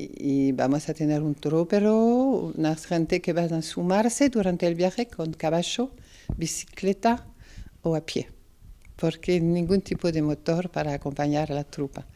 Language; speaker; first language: Spanish; non-native, fluent; French